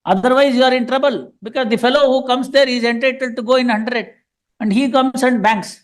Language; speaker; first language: English; non-native, local second language; Kannada